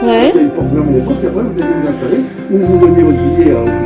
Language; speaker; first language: French; native; French